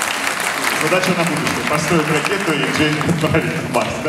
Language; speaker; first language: Russian; native; Russian